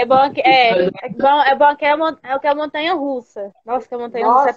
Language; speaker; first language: Portuguese; native; Portuguese